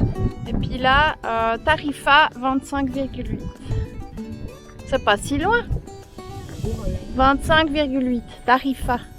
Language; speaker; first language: French; native; French